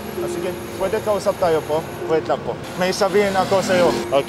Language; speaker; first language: Filipino; non-native, learner; Arabic